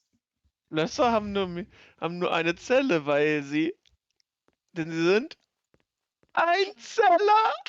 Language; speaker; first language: German; native; German